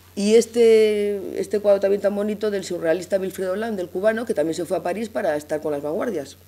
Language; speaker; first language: Spanish; native; Spanish